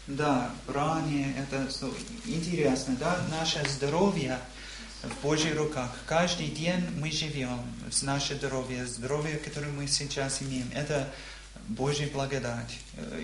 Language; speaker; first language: Russian; non-native, learner; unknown